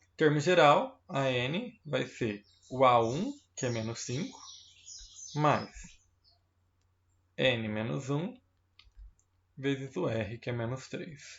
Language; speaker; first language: Portuguese; native; Portuguese